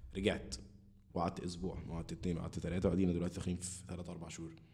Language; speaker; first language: Arabic; early bilingual, heritage; Arabic